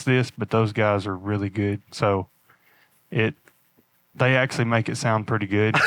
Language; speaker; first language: English; native; English